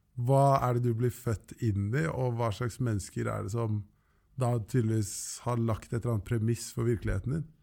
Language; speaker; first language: Norwegian; native; Norwegian